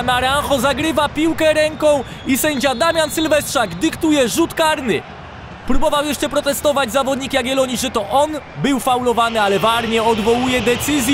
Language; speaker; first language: Polish; native; Polish